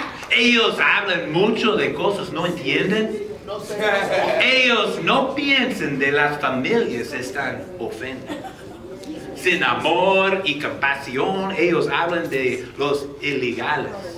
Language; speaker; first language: Spanish; non-native, learner; English